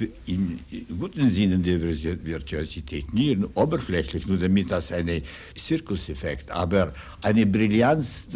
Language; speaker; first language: German; non-native, fluent; Russian